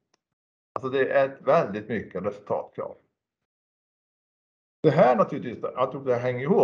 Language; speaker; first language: Swedish; native; Swedish